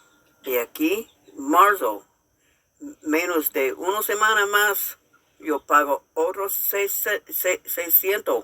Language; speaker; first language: Spanish; non-native, learner; English